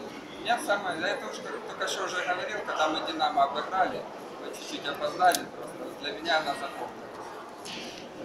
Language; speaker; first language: Russian; native; Russian